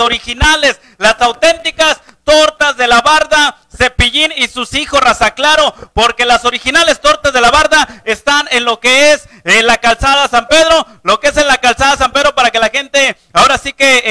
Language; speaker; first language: Spanish; native; Spanish